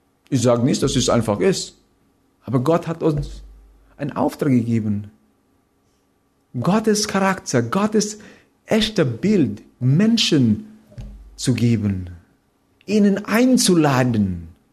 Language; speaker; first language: German; non-native, fluent; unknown